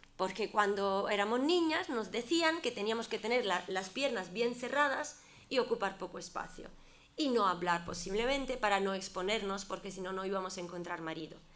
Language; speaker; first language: Spanish; non-native, fluent; Italian